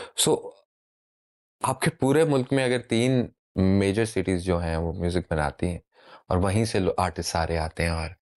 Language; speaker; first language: Urdu; native; Urdu